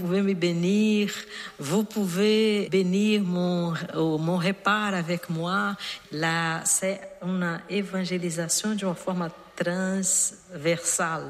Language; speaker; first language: French; non-native, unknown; Portuguese